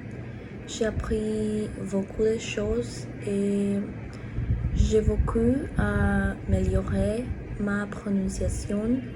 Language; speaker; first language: French; non-native, learner; Spanish